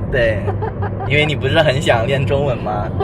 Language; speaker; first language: Chinese; non-native, fluent; English